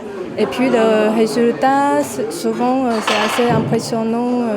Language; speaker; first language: French; non-native, fluent; Chinese